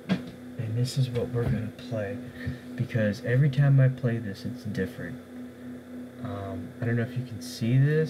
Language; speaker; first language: English; native; English